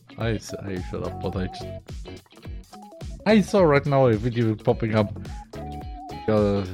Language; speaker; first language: English; non-native, fluent; German